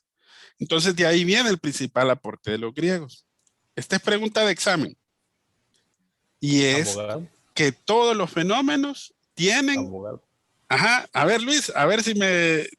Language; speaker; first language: Spanish; native; Spanish